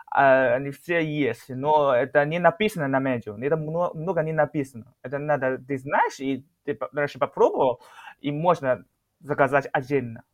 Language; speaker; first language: Russian; non-native, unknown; Chinese